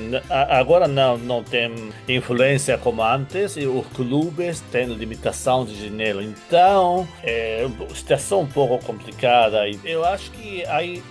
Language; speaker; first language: Portuguese; non-native, learner; Japanese